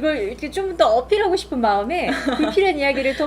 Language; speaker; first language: Korean; native; Korean